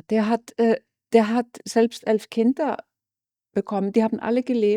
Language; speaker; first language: German; non-native, fluent; Icelandic